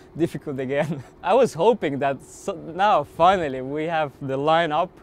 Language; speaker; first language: English; non-native, fluent; Estonian